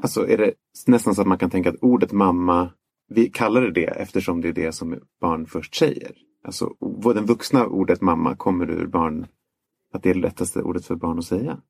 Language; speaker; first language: Swedish; native; Swedish